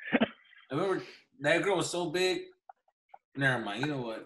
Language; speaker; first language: English; early bilingual, other home language; Spanish